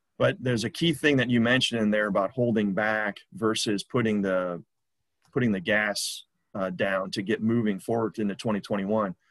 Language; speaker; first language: English; native; English